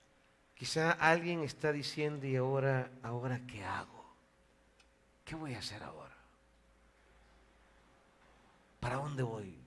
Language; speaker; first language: Spanish; native; Spanish